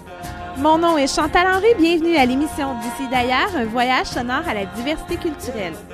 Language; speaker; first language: French; native; French